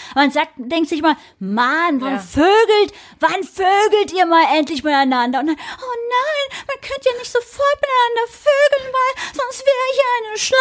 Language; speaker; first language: German; early bilingual, other home language; English